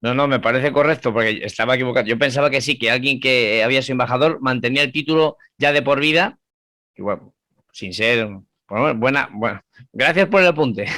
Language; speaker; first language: Spanish; native; Spanish